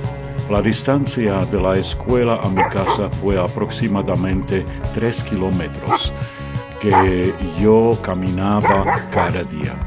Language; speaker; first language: Spanish; non-native, fluent; Czech